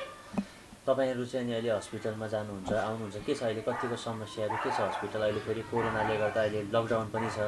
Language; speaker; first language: Nepali; native; Nepali